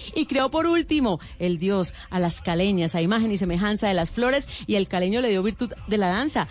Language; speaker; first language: Spanish; native; Spanish